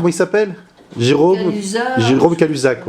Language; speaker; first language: French; native; French